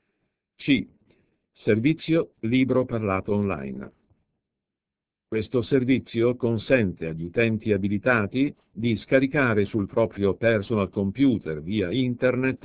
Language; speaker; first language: Italian; native; Italian